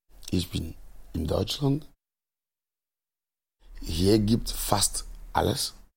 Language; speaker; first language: German; non-native, fluent; Ewe